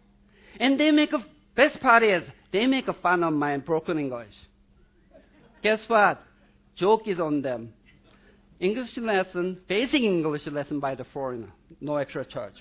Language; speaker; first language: English; non-native, fluent; Korean